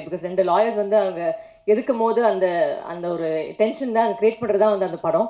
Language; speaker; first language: Tamil; non-native, fluent; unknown